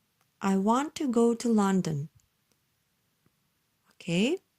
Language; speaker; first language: English; non-native, learner; Turkish